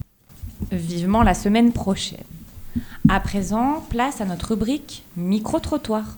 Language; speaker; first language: French; non-native, learner; Spanish